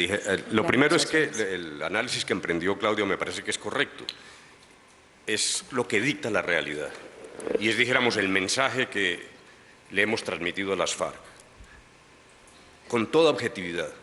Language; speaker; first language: Spanish; native; Spanish